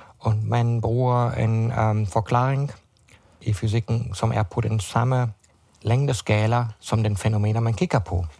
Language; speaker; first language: Danish; non-native, fluent; German